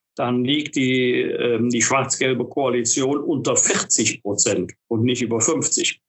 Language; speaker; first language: German; native; German